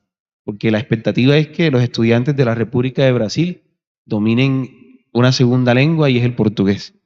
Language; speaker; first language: Spanish; native; Spanish